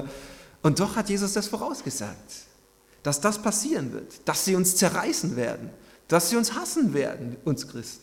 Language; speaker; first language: German; native; German